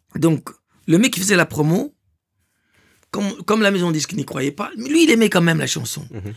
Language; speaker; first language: French; non-native, local second language; Lingala